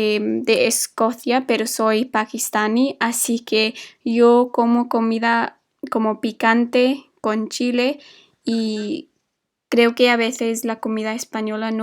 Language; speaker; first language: Spanish; non-native, fluent; English